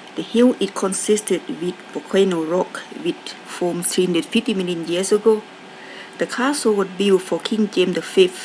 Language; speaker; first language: English; non-native, learner; Thai